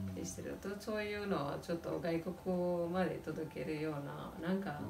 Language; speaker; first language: Japanese; non-native, fluent; Telugu